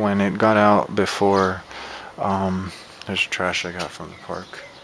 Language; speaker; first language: English; native; English